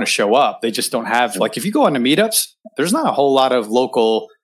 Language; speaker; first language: English; native; English